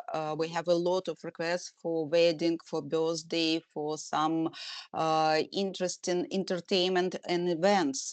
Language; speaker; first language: English; non-native, learner; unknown